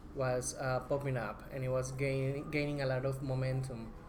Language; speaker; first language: English; non-native, fluent; Spanish